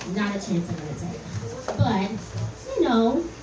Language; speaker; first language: English; native; English